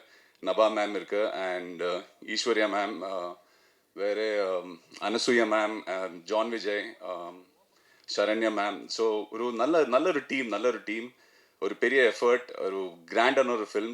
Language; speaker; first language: Tamil; non-native, fluent; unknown